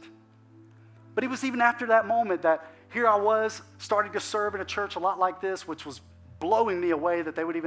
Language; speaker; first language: English; native; English